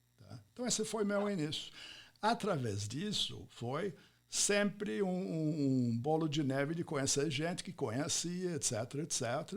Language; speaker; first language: Portuguese; non-native, fluent; English